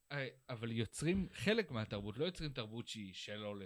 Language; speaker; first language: Hebrew; native; Hebrew